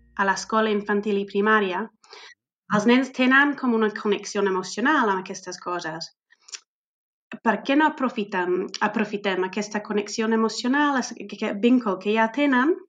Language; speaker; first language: Catalan; non-native, fluent; English